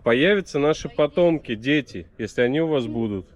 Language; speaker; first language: Russian; native; Russian